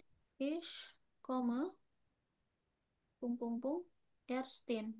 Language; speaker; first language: German; non-native, fluent; Indonesian